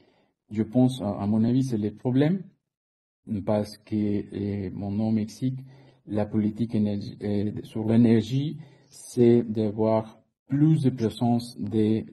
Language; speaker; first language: French; non-native, fluent; Spanish